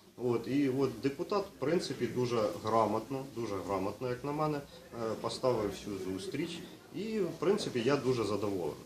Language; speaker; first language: Ukrainian; non-native, local second language; Russian